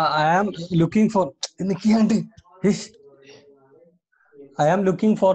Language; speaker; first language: English; non-native, local second language; Hindi